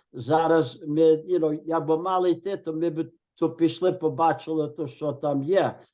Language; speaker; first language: Ukrainian; early bilingual, heritage; Ukrainian